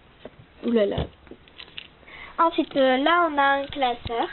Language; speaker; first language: French; native; French